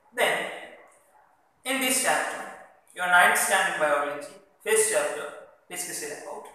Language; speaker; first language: English; non-native, local second language; Malayalam